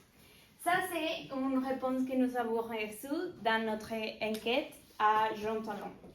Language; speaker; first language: French; non-native, learner; Spanish